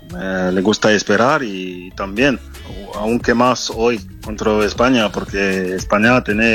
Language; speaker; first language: Spanish; non-native, fluent; French